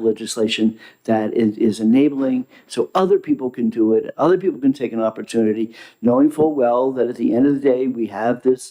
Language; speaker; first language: English; native; English